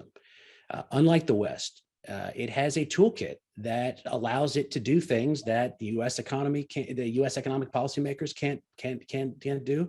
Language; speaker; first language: English; native; English